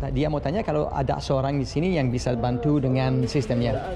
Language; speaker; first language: Indonesian; non-native, fluent; English